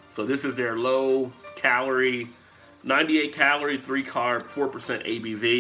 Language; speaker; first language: English; native; English